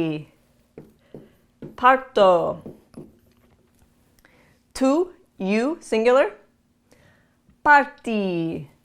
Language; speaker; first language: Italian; non-native, fluent; English